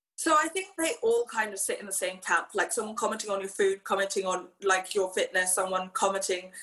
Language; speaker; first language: English; native; English